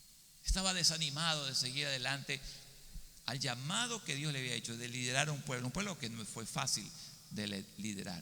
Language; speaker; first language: Spanish; native; Spanish